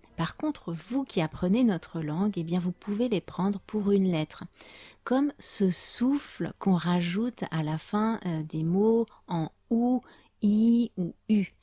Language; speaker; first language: French; native; French